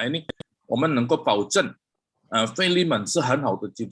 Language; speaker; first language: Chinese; early bilingual, heritage; Chinese